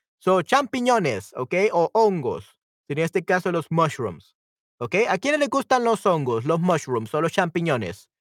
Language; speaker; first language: Spanish; native; Spanish